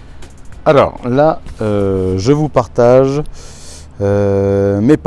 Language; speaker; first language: French; early bilingual, other home language; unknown